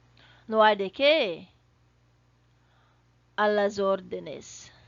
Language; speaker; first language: Spanish; non-native, fluent; Portuguese